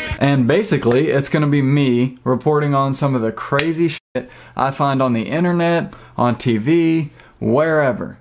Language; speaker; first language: English; native; English